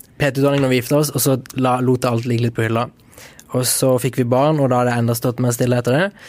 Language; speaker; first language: Norwegian; early bilingual, other home language; Spanish